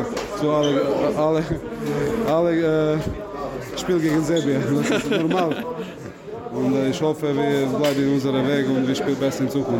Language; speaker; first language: German; non-native, learner; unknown